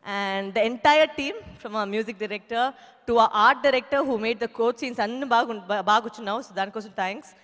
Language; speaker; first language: Telugu; non-native, fluent; Tamil